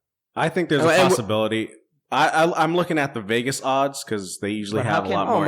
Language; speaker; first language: English; native; English